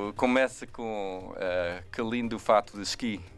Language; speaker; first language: Portuguese; non-native, learner; Dutch